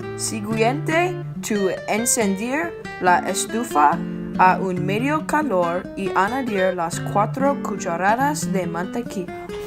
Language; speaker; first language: Spanish; non-native, learner; English